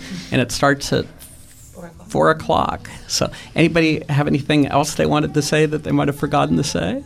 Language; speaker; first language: English; native; English